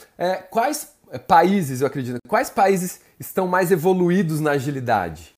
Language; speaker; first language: Portuguese; native; Portuguese